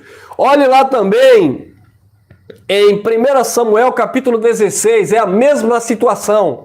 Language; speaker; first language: Portuguese; native; Portuguese